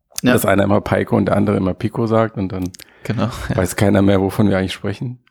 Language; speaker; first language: German; native; German